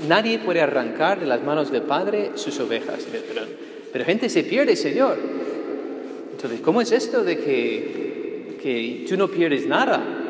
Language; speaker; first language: Spanish; non-native, fluent; English